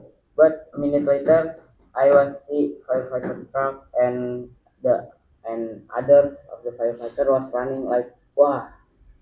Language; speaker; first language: English; non-native, learner; Indonesian